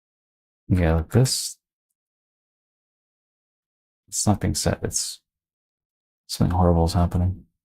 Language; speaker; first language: English; native; English